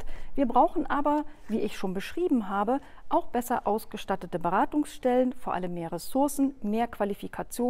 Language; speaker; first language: German; native; German